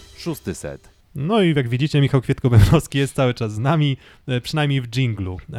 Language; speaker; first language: Polish; native; Polish